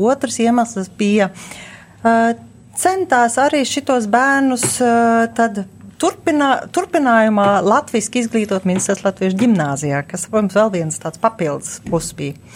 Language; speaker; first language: Latvian; early bilingual, heritage; Latvian